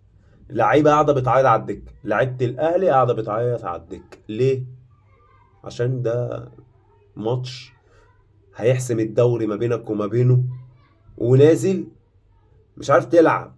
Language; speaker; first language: Arabic; native; Arabic